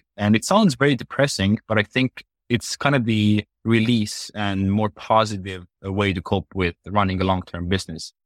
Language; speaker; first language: English; non-native, fluent; Estonian